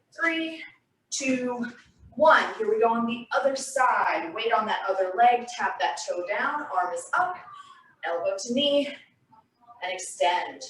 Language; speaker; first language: English; native; English